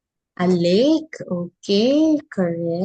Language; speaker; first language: English; non-native, local second language; Filipino